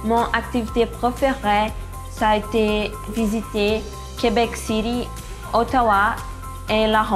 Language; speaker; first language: French; non-native, learner; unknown